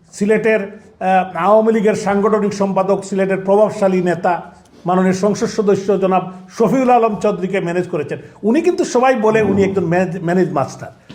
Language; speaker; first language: Bangla; native; Bangla